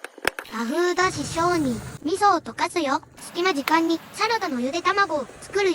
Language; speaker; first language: Japanese; native; Japanese